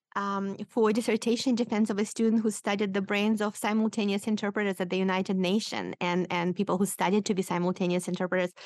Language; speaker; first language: English; non-native, fluent; Romanian